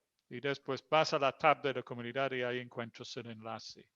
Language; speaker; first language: Spanish; non-native, fluent; English